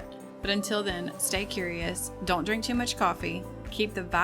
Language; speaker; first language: English; native; English